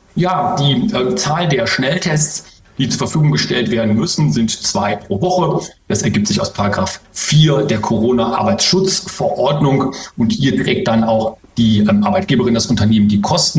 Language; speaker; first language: German; native; German